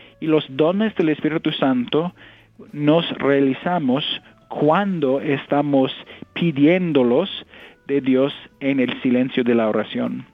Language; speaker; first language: Spanish; non-native, fluent; English